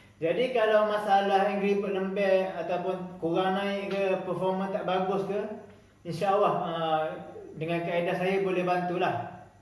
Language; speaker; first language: Malay; native; Malay